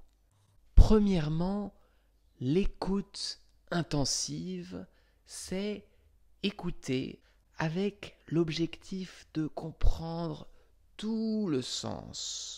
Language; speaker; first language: French; non-native, fluent; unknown